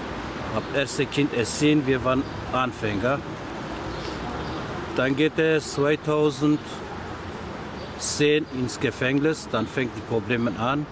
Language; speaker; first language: German; non-native, learner; Turkish